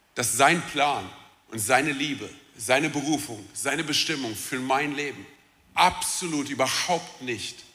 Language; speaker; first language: German; early bilingual, other home language; Romanian